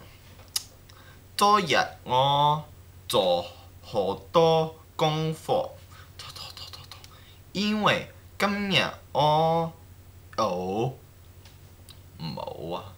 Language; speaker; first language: Cantonese; non-native, learner; English